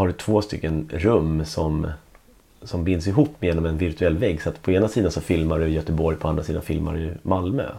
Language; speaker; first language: Swedish; native; Swedish